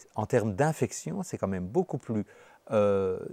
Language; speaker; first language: French; native; French